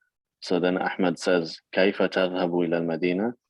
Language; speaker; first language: Arabic; non-native, fluent; English